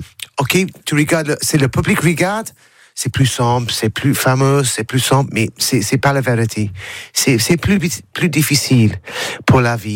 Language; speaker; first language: French; non-native, learner; English